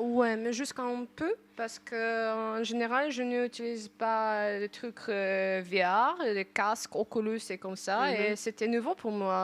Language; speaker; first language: French; non-native, learner; Ukrainian